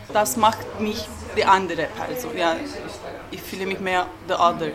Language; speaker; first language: German; non-native, learner; Turkish